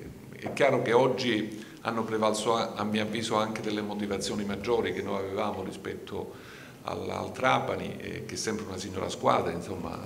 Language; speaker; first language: Italian; native; Italian